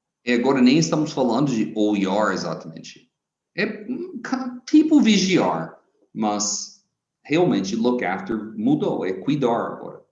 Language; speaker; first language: Portuguese; non-native, fluent; English